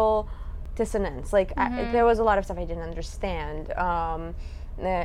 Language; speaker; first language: English; non-native, fluent; Russian